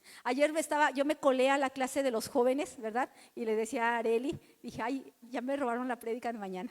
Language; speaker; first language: Spanish; native; Spanish